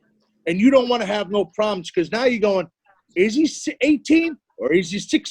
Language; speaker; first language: English; native; English